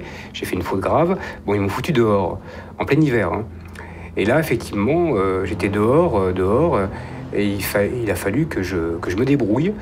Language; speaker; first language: French; native; French